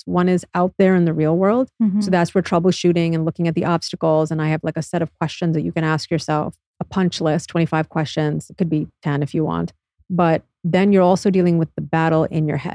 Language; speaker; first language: English; native; English